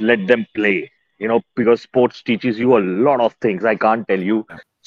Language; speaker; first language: English; non-native, local second language; Hindi